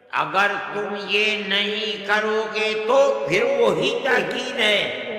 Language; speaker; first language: Urdu; native; Urdu